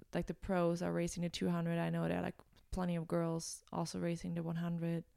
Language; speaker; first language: English; non-native, fluent; German